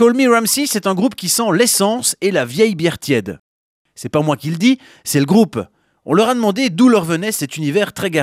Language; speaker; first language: French; native; French